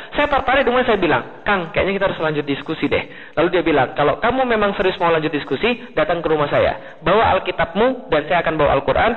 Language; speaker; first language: Indonesian; native; Indonesian